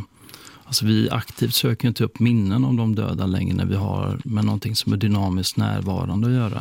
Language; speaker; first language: Swedish; native; Swedish